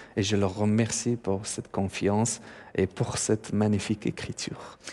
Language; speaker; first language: French; non-native, fluent; Persian